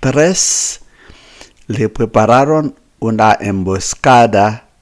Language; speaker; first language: Spanish; non-native, fluent; Haitian Creole